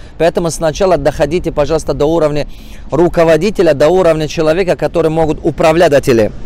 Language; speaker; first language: Russian; non-native, local second language; Tajik